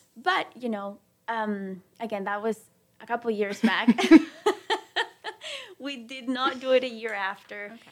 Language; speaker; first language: English; non-native, fluent; Spanish